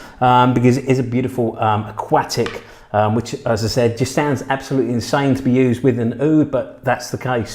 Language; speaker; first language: English; native; English